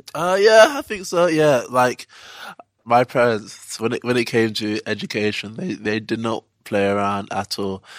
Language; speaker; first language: English; early bilingual, other home language; Yoruba